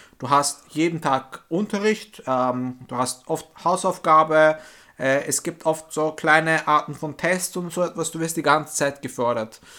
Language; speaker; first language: German; early bilingual, other home language; Turkish